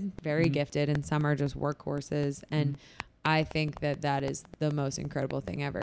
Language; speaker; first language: English; native; English